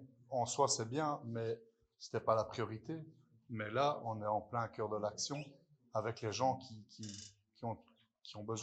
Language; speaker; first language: French; native; French